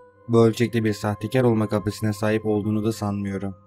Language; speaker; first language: Turkish; native; Turkish